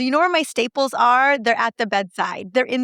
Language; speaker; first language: English; native; English